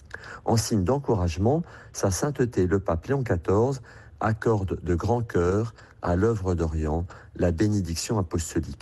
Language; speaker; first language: French; native; French